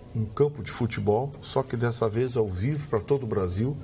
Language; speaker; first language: Portuguese; native; Portuguese